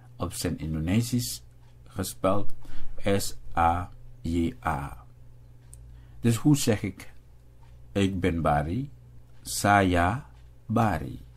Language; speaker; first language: Dutch; non-native, fluent; Indonesian